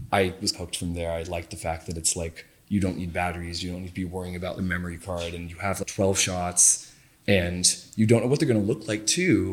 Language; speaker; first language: English; native; English